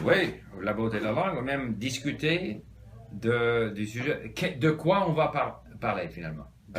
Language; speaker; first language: French; non-native, fluent; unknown